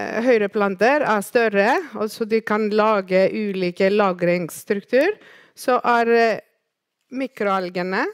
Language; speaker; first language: Norwegian; non-native, fluent; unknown